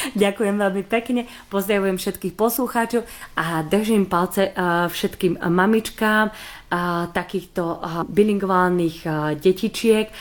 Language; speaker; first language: Slovak; native; Slovak